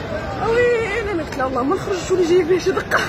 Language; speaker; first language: Arabic; native; Arabic